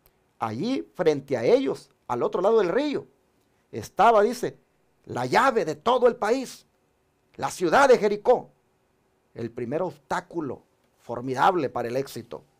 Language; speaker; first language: Spanish; native; Spanish